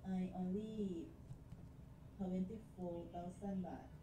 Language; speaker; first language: English; non-native, learner; Thai